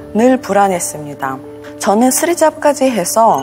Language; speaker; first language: Korean; non-native, fluent; Russian